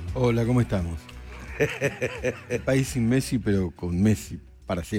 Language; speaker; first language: Spanish; native; Spanish